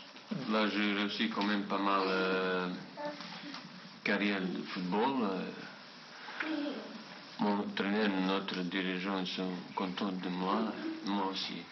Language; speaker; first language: French; non-native, learner; Bosnian